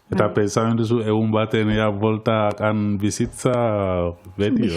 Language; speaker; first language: Basque; non-native, learner; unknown